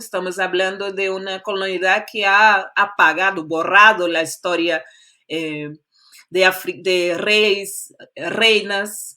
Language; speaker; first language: Spanish; non-native, fluent; Portuguese